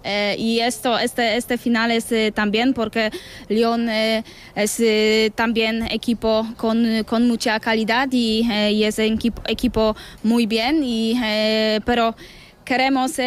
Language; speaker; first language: Spanish; non-native, learner; Polish